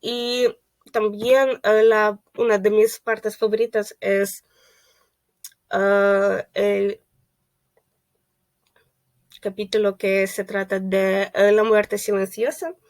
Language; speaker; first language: Spanish; non-native, fluent; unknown